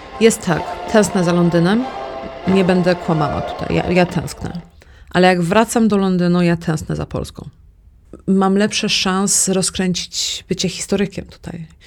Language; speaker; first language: Polish; early bilingual, heritage; Polish